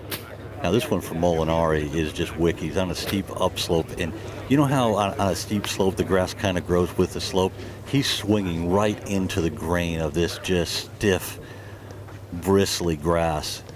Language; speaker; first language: English; native; English